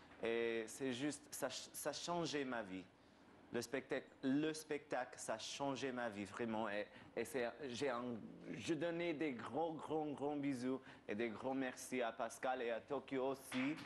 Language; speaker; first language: French; non-native, learner; English